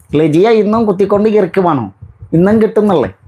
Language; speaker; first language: Malayalam; non-native, learner; Bangla